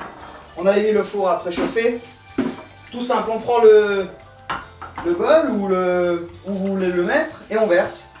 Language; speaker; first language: French; non-native, learner; Spanish